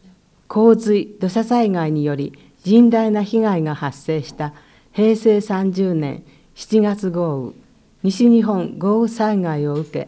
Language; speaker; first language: Japanese; native; Japanese